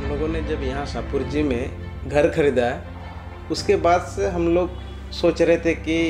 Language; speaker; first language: Hindi; non-native, local second language; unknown